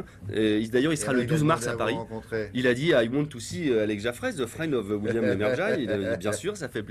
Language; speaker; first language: French; native; French